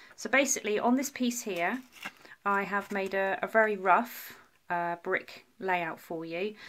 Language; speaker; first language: English; native; English